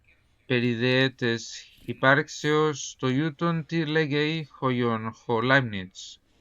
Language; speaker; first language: Greek; non-native, fluent; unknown